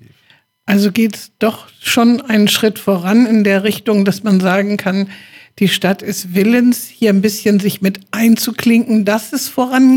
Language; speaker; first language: German; native; German